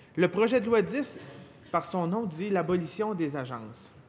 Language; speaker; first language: French; native; French